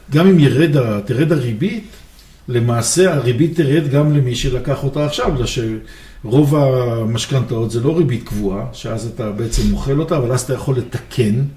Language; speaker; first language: Hebrew; native; Hebrew